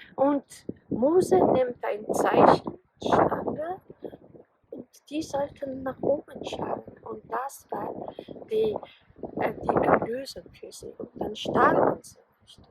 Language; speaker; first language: German; non-native, fluent; Polish